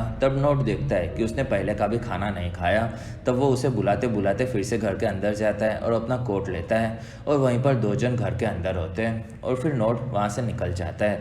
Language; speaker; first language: Hindi; native; Hindi